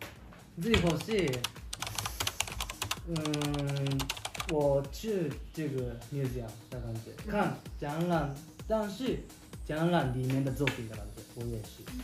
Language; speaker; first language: Chinese; non-native, learner; Japanese